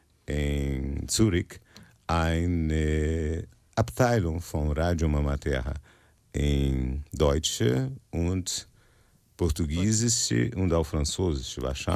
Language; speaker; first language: German; non-native, learner; Portuguese